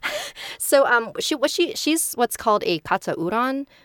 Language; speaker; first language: English; early bilingual, other home language; Filipino